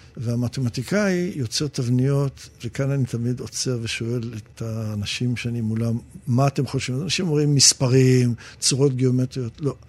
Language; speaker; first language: Hebrew; early bilingual, other home language; English